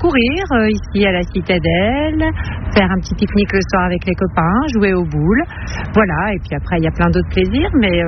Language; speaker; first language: French; native; French